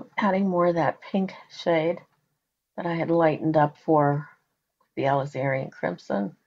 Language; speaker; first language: English; native; English